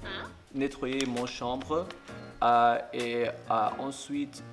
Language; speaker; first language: French; non-native, learner; English